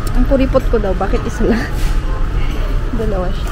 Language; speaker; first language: Filipino; native; Filipino